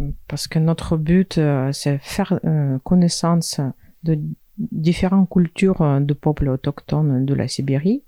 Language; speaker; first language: French; non-native, fluent; Russian